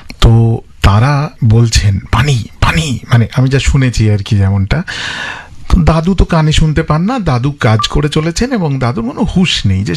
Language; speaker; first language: Bangla; non-native, local second language; English